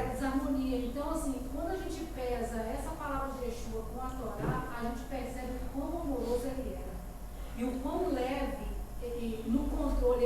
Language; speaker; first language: Portuguese; native; Portuguese